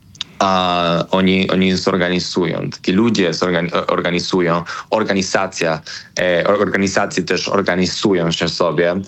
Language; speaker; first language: Polish; non-native, learner; Spanish